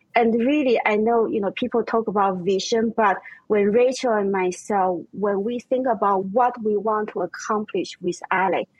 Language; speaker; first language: English; non-native, fluent; German